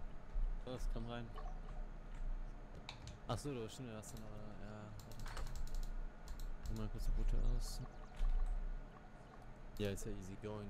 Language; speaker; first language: German; native; German